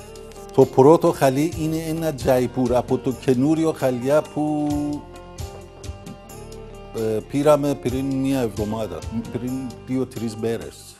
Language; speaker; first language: Greek; non-native, learner; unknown